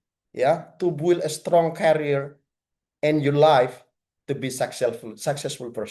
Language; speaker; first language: English; non-native, fluent; Indonesian